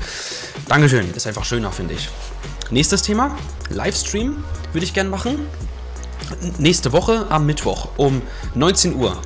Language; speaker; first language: German; native; German